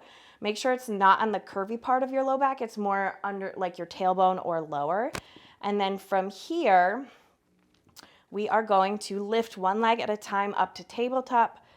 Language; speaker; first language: English; native; English